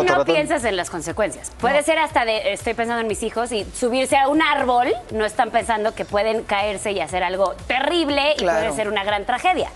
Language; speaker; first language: Spanish; native; Spanish